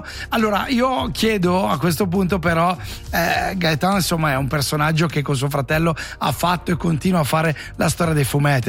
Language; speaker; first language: Italian; native; Italian